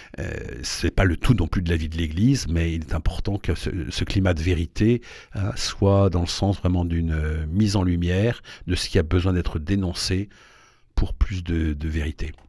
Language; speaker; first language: French; native; French